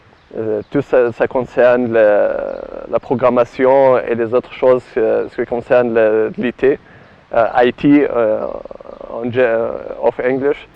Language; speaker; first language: French; non-native, learner; Arabic